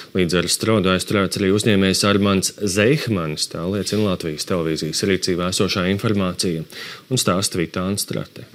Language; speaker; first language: Latvian; native; Latvian